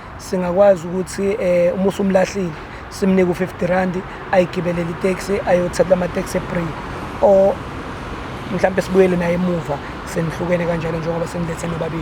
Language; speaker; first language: Zulu; native; Zulu